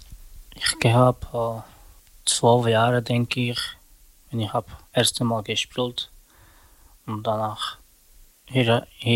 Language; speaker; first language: German; non-native, learner; Slovak